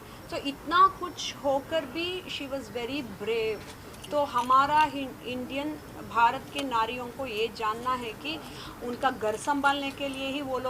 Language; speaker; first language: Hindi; non-native, local second language; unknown